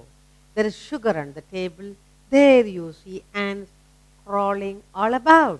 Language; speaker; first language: English; non-native, local second language; Tamil